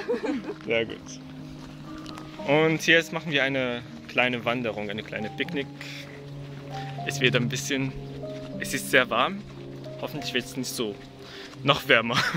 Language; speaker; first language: German; non-native, fluent; Arabic